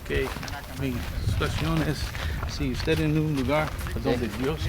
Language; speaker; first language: Spanish; non-native, learner; English